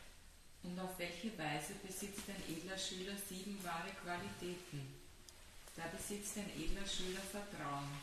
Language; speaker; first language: German; native; German